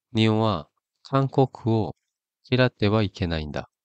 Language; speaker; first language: Japanese; non-native, fluent; Korean